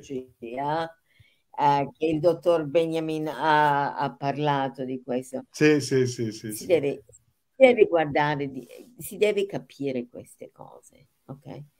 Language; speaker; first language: Italian; non-native, fluent; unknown